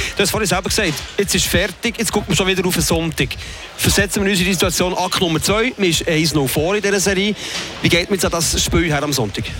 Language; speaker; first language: German; native; German